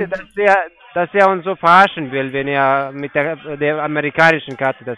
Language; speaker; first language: German; non-native, fluent; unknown